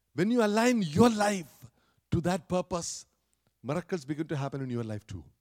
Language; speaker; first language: English; non-native, local second language; Malayalam